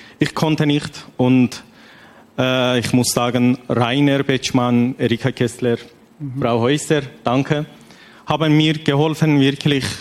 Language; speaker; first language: German; non-native, learner; Persian